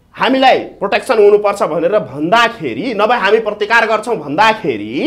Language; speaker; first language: Nepali; non-native, local second language; Maithili